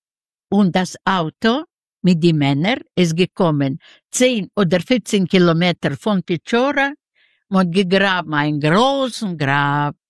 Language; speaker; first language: German; non-native, learner; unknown